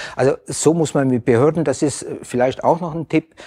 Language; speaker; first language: German; native; German